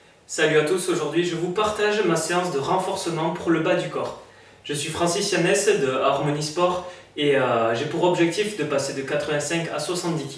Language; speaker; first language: French; native; French